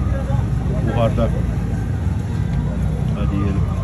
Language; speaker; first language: Turkish; native; Turkish